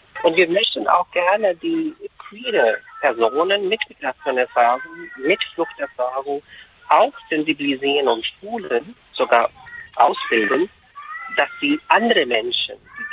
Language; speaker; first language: German; non-native, fluent; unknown